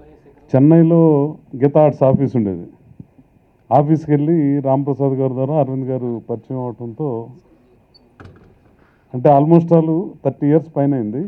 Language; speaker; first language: Telugu; native; Telugu